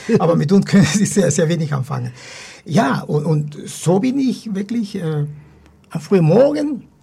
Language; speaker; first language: German; non-native, fluent; Spanish